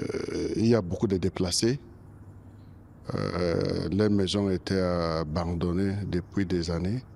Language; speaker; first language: French; non-native, local second language; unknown